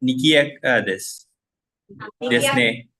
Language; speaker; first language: Japanese; non-native, learner; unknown